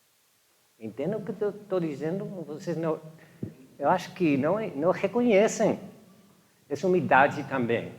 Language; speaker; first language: Portuguese; non-native, fluent; English